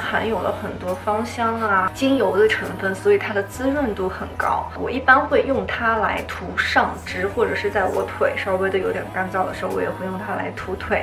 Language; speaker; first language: Chinese; native; Chinese